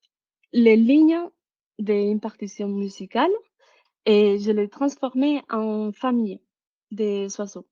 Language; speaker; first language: French; non-native, fluent; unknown